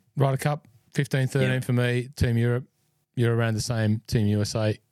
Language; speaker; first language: English; native; English